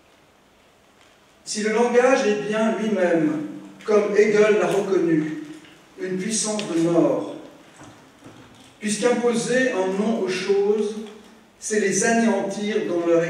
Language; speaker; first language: French; native; French